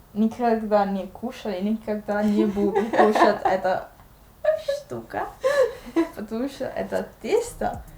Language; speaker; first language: Russian; non-native, learner; Italian